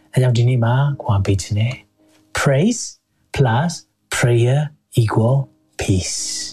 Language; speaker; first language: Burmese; non-native, local second language; Hakha Chin